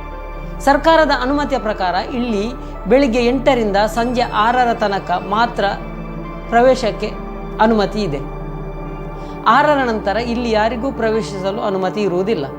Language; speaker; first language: Kannada; native; Kannada